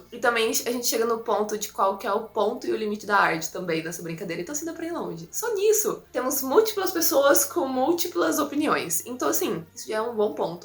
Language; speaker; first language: Portuguese; native; Portuguese